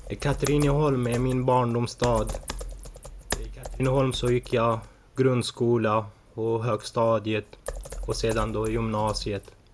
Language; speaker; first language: Swedish; early bilingual, other home language; Arabic